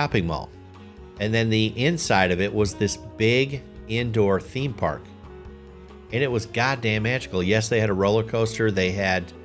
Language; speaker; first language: English; native; English